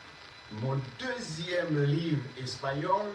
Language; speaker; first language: French; non-native, local second language; Haitian Creole